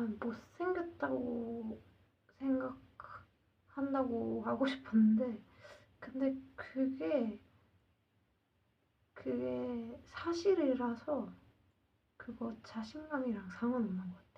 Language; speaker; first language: Korean; non-native, learner; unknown